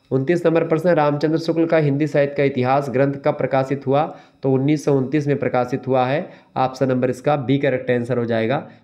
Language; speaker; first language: Hindi; native; Hindi